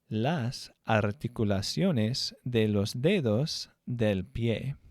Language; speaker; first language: Spanish; non-native, fluent; English